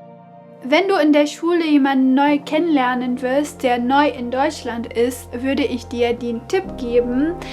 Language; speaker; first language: German; non-native, fluent; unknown